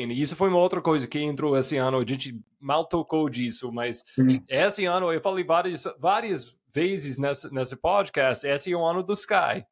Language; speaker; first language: Portuguese; non-native, fluent; English